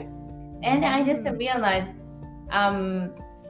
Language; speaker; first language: English; non-native, fluent; Japanese